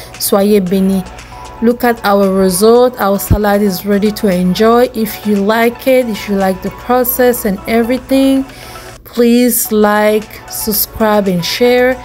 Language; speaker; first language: English; non-native, fluent; Lingala